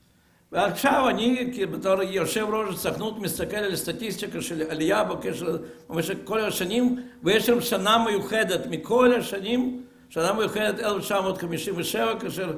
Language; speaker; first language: Hebrew; non-native, fluent; Russian